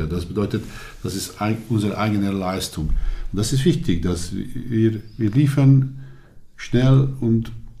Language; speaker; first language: German; non-native, learner; Hungarian